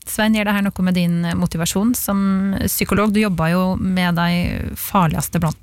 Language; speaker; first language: Norwegian; native; Norwegian